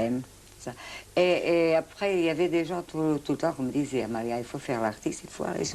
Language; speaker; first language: French; non-native, fluent; Portuguese